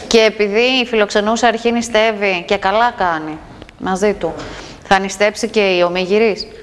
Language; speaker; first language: Greek; native; Greek